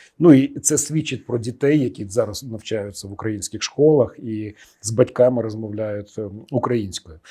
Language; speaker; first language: Ukrainian; non-native, local second language; Russian